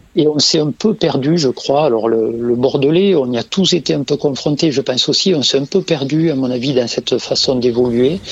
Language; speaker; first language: French; native; French